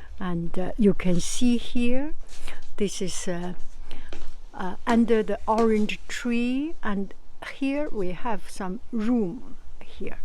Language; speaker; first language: English; non-native, fluent; Chinese